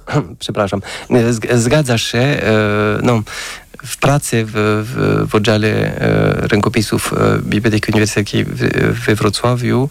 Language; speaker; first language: Polish; non-native, fluent; French